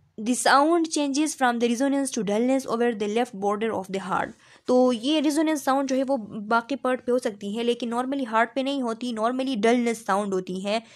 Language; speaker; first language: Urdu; non-native, local second language; Pashto